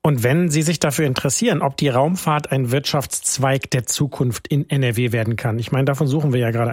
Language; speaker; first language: German; native; German